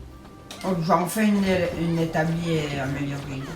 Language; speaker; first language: French; native; French